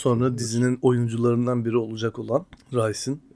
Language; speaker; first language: Turkish; native; Turkish